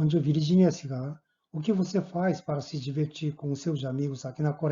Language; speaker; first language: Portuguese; non-native, fluent; Korean